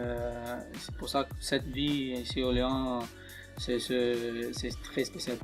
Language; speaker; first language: French; non-native, fluent; Portuguese